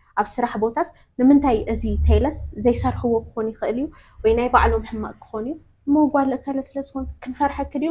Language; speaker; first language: Tigrinya; non-native, local second language; Amharic